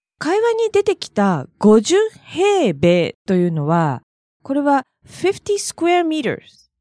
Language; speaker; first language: Japanese; native; Japanese